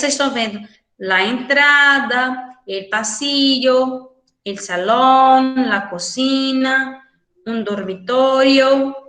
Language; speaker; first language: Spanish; non-native, fluent; Portuguese